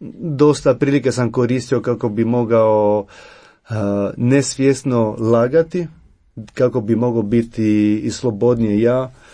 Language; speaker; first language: Croatian; non-native, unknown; Italian